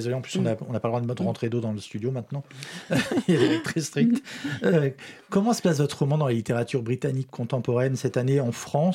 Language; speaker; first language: French; native; French